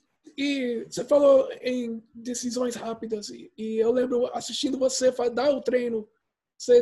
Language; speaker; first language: Portuguese; early bilingual, heritage; Portuguese